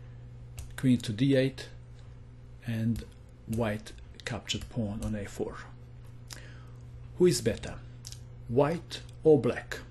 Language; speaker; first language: English; non-native, fluent; Croatian